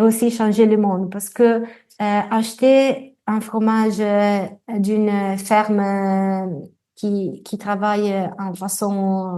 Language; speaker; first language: French; non-native, fluent; Italian